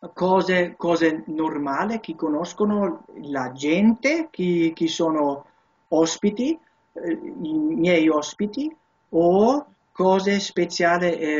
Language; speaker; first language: Italian; non-native, learner; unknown